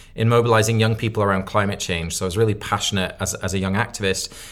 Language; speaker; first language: English; native; English